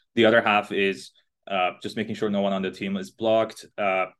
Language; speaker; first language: English; non-native, fluent; Persian